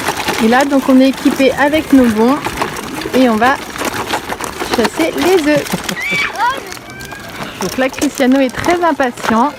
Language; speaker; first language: French; native; French